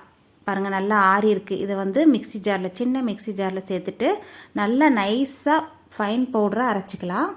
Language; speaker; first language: Tamil; native; Tamil